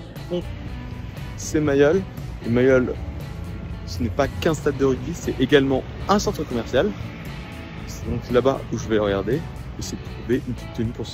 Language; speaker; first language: French; native; French